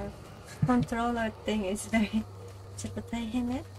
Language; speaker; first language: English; non-native, fluent; Japanese